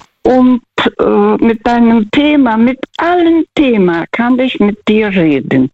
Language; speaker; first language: German; non-native, fluent; Russian